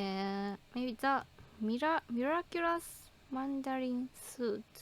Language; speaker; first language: English; non-native, learner; Japanese